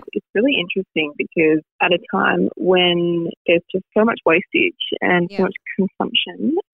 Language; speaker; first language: English; native; English